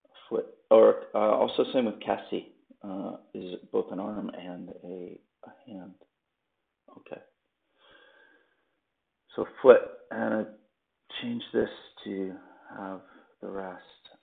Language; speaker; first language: English; native; English